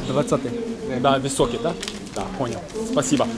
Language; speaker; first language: Russian; non-native, learner; English